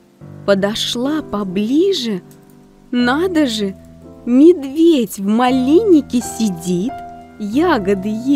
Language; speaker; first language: Russian; native; Russian